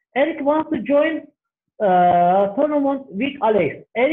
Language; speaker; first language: English; non-native, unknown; Turkish